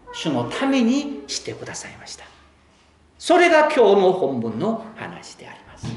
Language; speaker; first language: Japanese; non-native, fluent; Korean